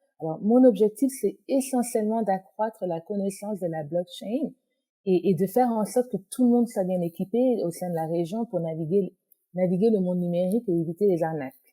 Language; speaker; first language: French; native; French